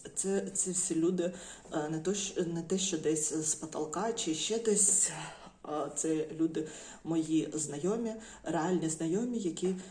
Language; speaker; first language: Ukrainian; non-native, local second language; Russian